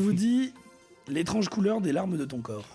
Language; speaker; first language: French; native; French